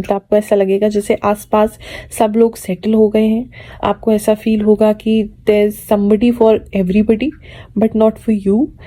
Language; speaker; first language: Hindi; native; Hindi